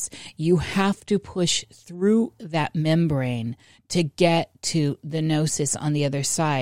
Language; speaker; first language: English; native; English